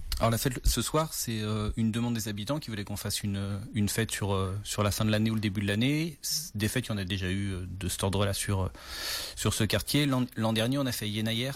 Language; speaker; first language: French; native; French